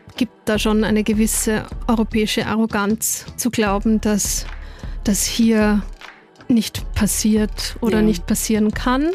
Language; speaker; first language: German; native; German